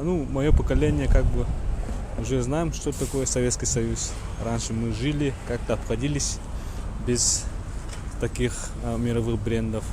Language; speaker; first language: Russian; non-native, local second language; Yakut